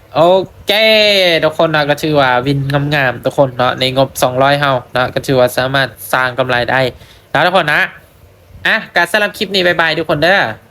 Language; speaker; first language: Thai; non-native, local second language; Lao